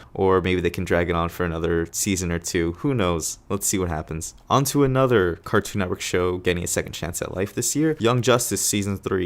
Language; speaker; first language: English; native; English